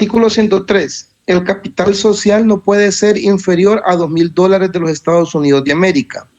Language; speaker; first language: Spanish; native; Spanish